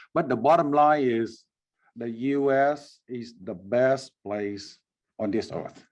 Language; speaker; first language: English; non-native, fluent; Vietnamese